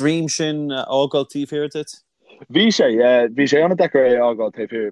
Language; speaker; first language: Irish; non-native, local second language; English